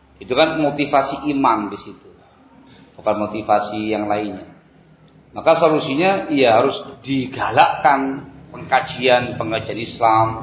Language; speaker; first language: Indonesian; non-native, local second language; Javanese